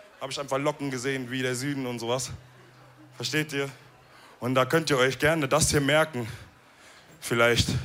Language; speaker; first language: German; early bilingual, other home language; Wolof